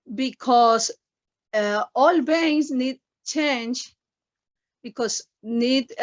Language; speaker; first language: English; non-native, learner; Spanish